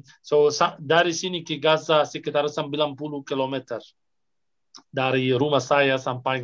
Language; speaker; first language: Indonesian; non-native, fluent; Arabic